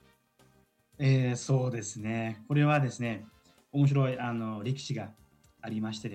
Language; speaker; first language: Japanese; non-native, fluent; Uzbek